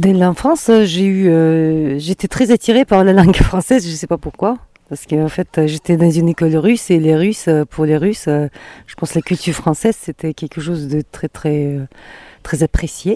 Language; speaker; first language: French; non-native, fluent; Mongolian